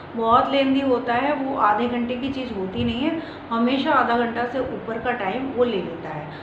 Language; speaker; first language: Hindi; native; Hindi